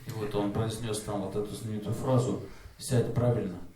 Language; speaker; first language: Russian; native; Russian